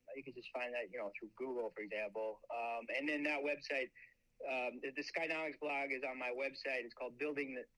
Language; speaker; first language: English; native; English